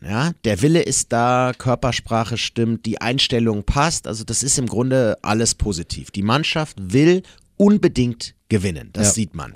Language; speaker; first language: German; native; German